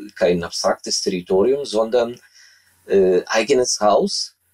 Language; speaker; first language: German; non-native, fluent; Ukrainian